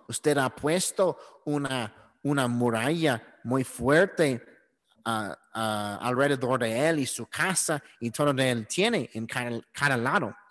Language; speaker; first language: Spanish; non-native, learner; English